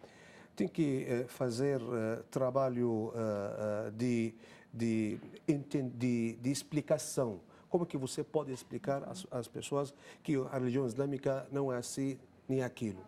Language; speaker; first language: Portuguese; non-native, fluent; Arabic